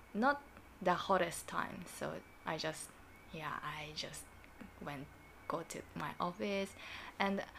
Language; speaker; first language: English; non-native, learner; Japanese